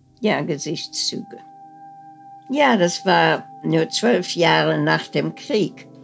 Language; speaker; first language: German; early bilingual, heritage; German